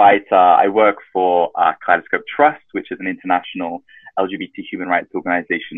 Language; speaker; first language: English; native; English